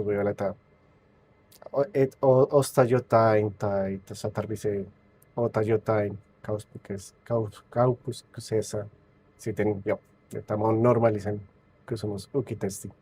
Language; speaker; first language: Finnish; non-native, learner; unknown